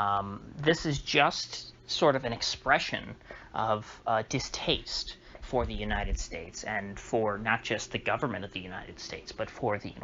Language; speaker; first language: English; native; English